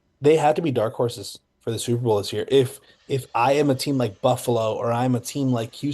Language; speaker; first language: English; native; English